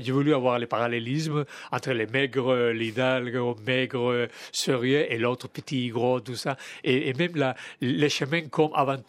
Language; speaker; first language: French; non-native, fluent; Spanish